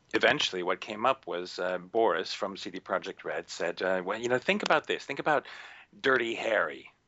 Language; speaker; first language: English; native; English